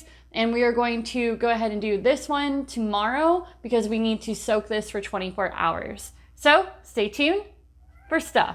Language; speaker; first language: English; native; English